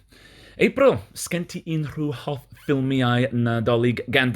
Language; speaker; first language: Welsh; non-native, learner; English